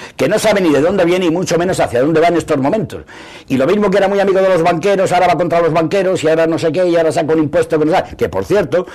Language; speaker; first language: Spanish; native; Spanish